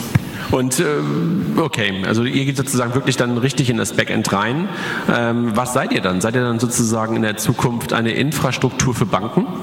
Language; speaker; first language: German; native; German